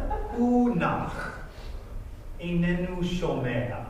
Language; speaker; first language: Hebrew; non-native, fluent; English